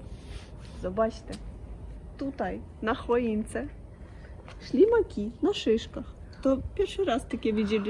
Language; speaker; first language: Polish; non-native, learner; Russian